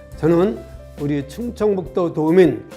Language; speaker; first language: Korean; native; Korean